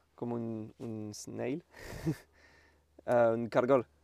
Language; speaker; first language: Spanish; non-native, learner; French